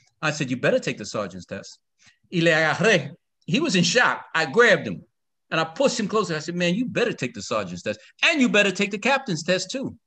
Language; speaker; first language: English; early bilingual, other home language; Spanish